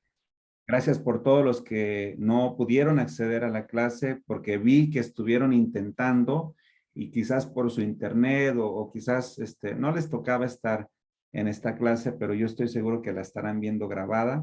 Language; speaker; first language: Spanish; native; Spanish